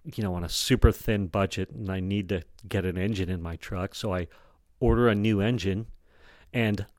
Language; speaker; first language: English; native; English